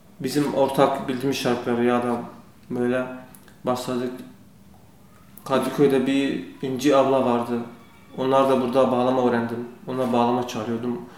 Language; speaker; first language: Turkish; non-native, learner; Kurdish